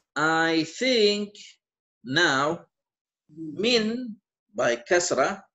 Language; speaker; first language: English; non-native, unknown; Arabic